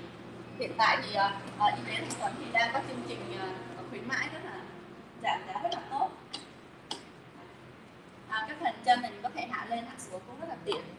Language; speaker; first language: Vietnamese; native; Vietnamese